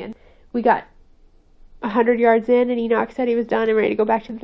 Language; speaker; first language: English; native; English